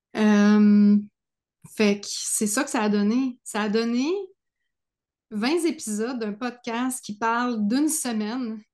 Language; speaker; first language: French; native; French